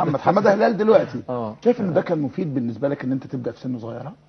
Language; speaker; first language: Arabic; native; Arabic